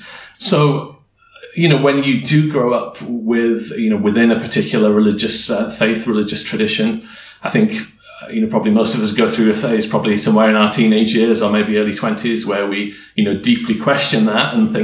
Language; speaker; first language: English; native; English